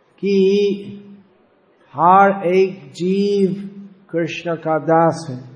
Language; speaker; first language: Hindi; non-native, fluent; English